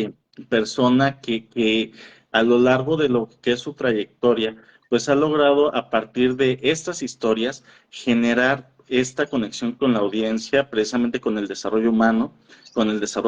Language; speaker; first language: Spanish; native; Spanish